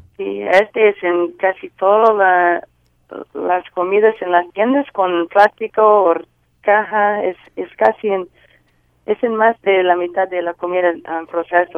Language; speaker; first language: Spanish; non-native, learner; English